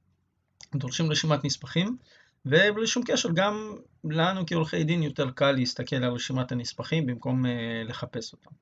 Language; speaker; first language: Hebrew; native; Hebrew